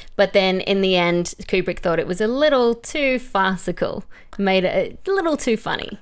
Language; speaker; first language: English; native; English